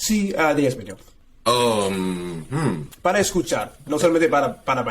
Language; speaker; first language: Spanish; non-native, fluent; English